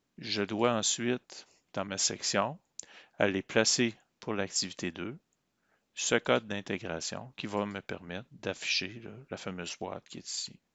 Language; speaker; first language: French; native; French